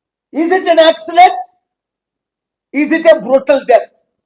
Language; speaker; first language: English; non-native, local second language; Telugu